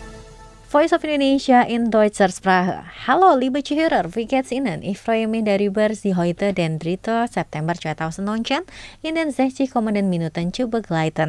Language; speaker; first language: German; non-native, fluent; Indonesian